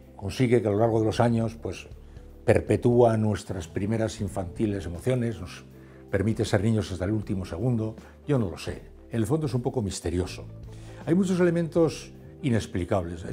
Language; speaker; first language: Spanish; native; Spanish